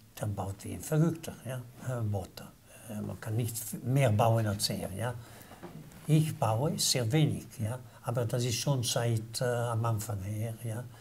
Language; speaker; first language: German; non-native, local second language; Italian